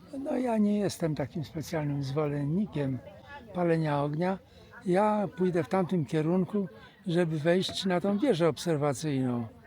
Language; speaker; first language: Polish; native; Polish